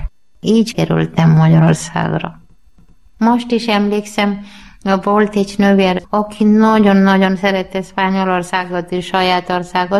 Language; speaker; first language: Hungarian; non-native, learner; Malayalam